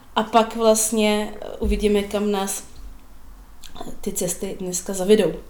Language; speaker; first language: Czech; non-native, fluent; Russian